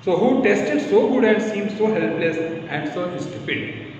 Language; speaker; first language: English; non-native, local second language; Hindi